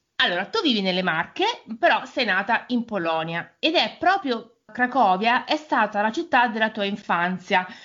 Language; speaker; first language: Italian; native; Italian